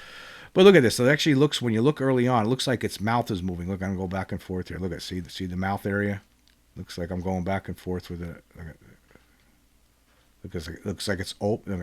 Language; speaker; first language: English; native; English